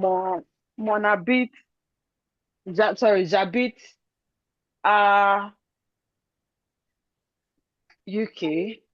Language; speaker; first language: French; non-native, learner; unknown